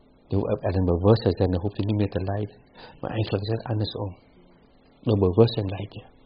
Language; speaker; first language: Dutch; non-native, fluent; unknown